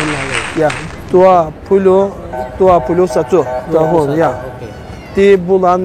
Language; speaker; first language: Indonesian; non-native, learner; Turkish